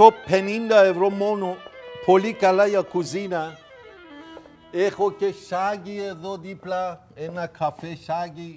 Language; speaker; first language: Greek; non-native, fluent; Persian